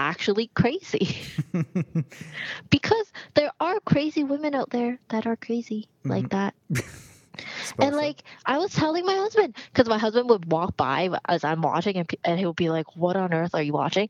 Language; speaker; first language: English; non-native, local second language; Cantonese